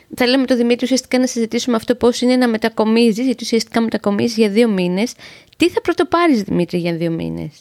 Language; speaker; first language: Greek; native; Greek